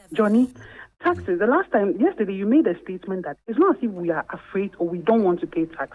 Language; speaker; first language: English; non-native, local second language; Akan